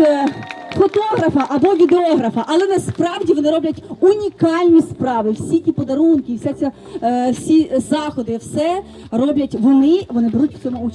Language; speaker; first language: Ukrainian; native; Ukrainian